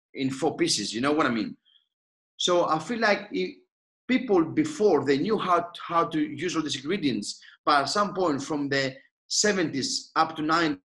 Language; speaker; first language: English; non-native, fluent; Greek